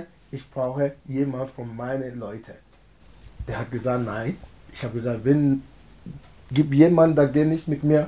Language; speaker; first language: German; non-native, learner; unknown